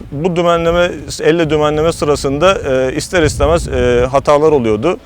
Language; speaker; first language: Turkish; native; Turkish